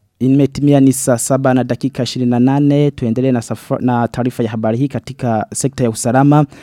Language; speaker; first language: Swahili; non-native, local second language; Rundi